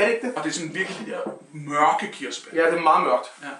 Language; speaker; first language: Danish; native; Danish